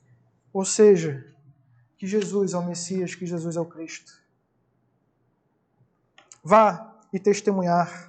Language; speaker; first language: Portuguese; native; Portuguese